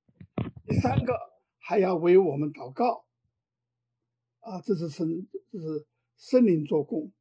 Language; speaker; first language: Chinese; native; Chinese